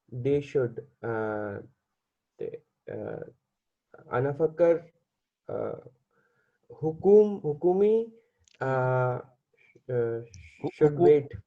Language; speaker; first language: English; non-native, learner; Hindi